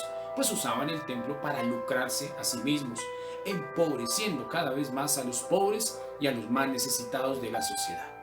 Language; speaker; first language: Spanish; native; Spanish